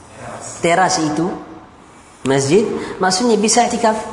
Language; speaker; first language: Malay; non-native, fluent; Arabic